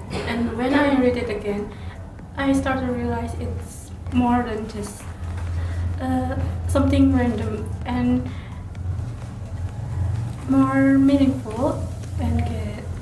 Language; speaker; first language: English; non-native, learner; Indonesian